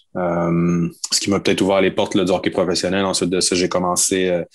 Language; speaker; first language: French; native; French